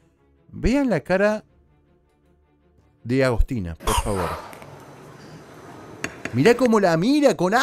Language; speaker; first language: Spanish; native; Spanish